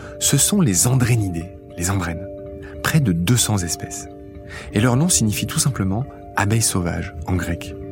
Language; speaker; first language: French; native; French